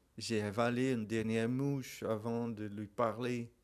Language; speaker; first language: French; non-native, learner; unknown